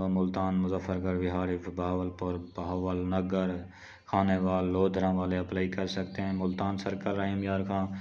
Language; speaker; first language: Urdu; non-native, local second language; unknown